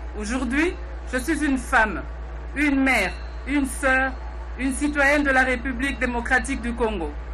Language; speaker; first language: French; non-native, local second language; Lingala